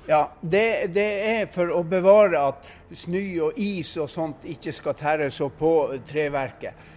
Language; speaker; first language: Norwegian; native; Norwegian